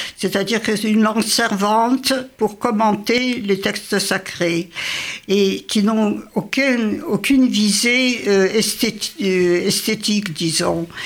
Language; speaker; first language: French; early bilingual, other home language; Yiddish